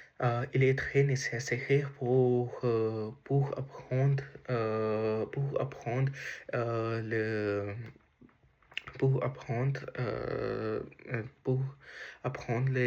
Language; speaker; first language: French; non-native, learner; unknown